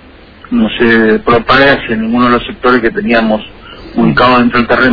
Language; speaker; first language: Spanish; native; Spanish